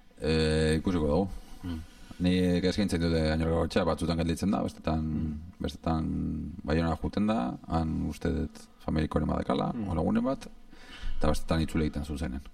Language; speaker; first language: Basque; native; Basque